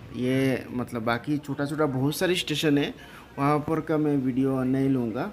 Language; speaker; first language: Hindi; non-native, local second language; Bangla